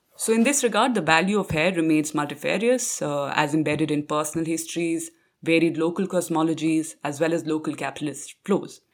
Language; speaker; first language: English; non-native, local second language; Punjabi